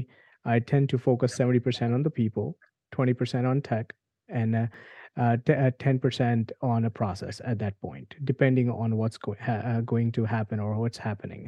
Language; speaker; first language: English; non-native, local second language; Gujarati